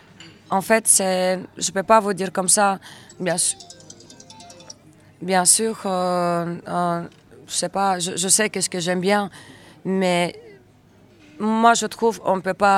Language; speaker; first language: French; non-native, fluent; Russian